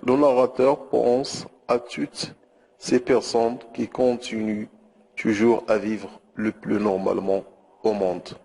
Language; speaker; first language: French; non-native, local second language; Arabic